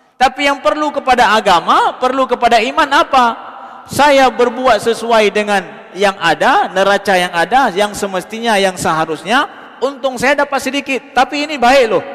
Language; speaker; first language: Malay; non-native, local second language; Achinese